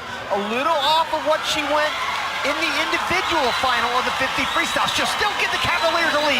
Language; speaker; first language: English; native; English